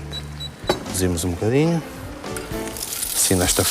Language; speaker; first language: Portuguese; native; Portuguese